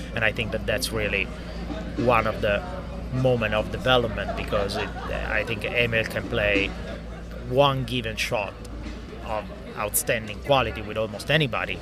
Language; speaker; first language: English; non-native, fluent; Italian